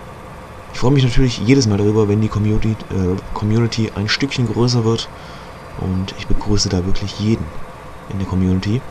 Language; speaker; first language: German; native; German